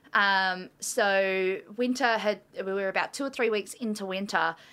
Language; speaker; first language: English; native; English